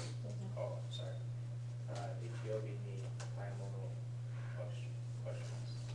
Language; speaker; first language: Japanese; non-native, learner; English